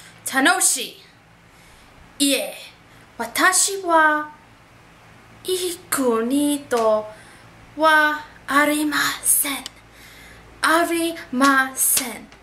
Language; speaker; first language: Japanese; non-native, learner; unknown